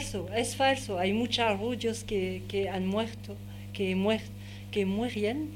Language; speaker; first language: Spanish; non-native, learner; French